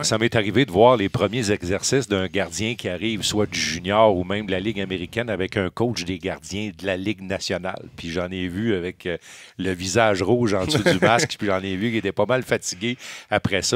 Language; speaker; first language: French; native; French